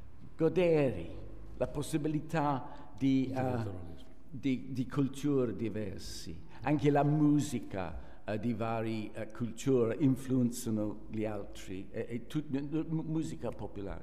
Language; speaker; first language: Italian; non-native, fluent; English